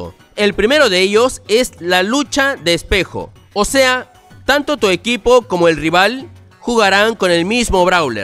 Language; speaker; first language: Spanish; native; Spanish